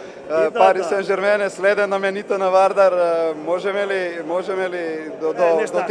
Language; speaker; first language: Macedonian; native; Macedonian